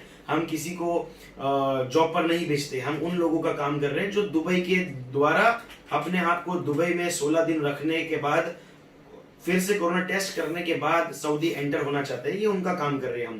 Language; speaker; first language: Hindi; native; Hindi